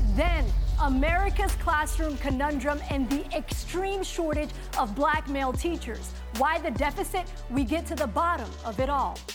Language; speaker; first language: English; non-native, fluent; Somali